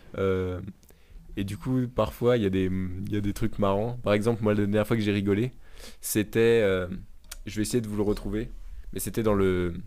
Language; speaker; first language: French; native; French